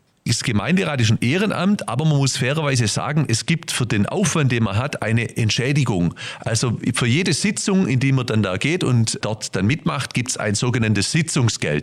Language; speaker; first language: German; native; German